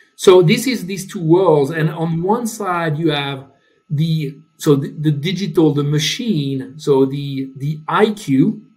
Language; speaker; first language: English; non-native, fluent; French